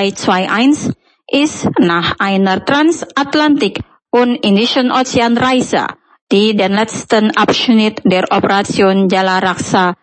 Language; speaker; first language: German; non-native, fluent; Indonesian